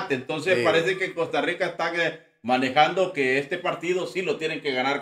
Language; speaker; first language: Spanish; native; Spanish